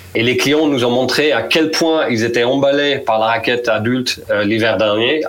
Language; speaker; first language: French; non-native, fluent; Dutch